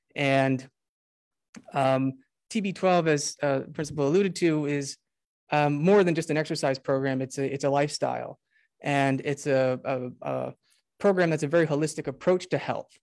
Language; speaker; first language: English; native; English